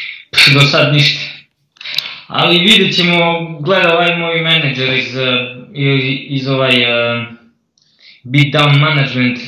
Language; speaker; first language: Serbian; early bilingual, heritage; Croatian